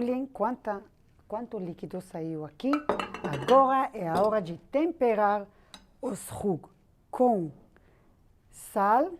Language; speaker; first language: Portuguese; non-native, fluent; Hebrew